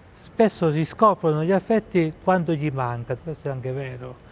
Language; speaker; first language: Italian; native; Italian